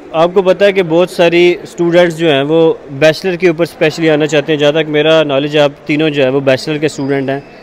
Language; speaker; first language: Urdu; non-native, local second language; Punjabi